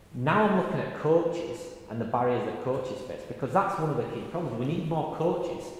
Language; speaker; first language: English; native; English